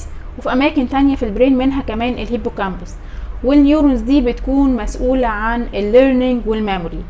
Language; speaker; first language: Arabic; native; Arabic